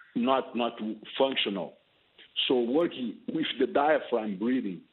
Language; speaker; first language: English; non-native, fluent; Portuguese